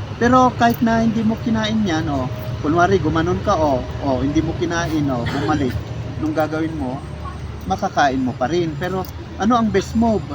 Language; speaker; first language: Filipino; non-native, local second language; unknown